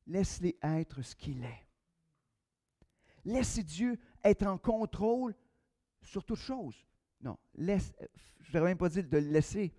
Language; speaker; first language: French; native; French